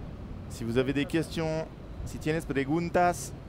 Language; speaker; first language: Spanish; non-native, learner; French